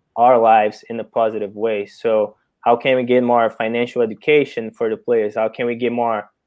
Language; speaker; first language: English; non-native, fluent; Portuguese